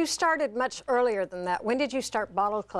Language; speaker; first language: English; native; English